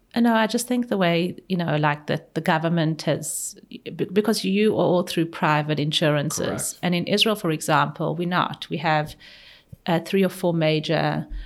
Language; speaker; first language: English; native; English